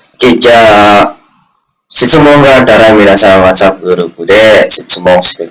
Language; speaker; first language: Japanese; non-native, fluent; Indonesian